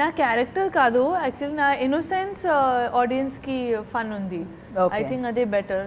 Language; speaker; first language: Telugu; non-native, learner; Hindi